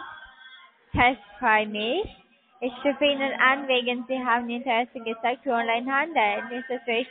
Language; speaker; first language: German; non-native, learner; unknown